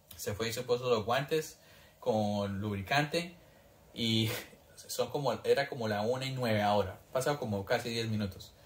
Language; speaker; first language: Spanish; early bilingual, heritage; Spanish